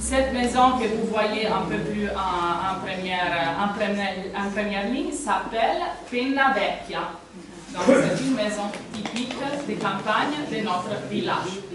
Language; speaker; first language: French; non-native, fluent; Italian